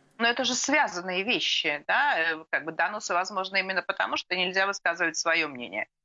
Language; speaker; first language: Russian; native; Russian